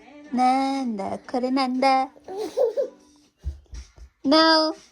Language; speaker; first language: Japanese; non-native, learner; Filipino